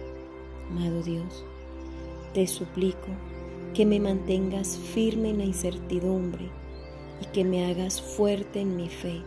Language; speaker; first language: Spanish; native; Spanish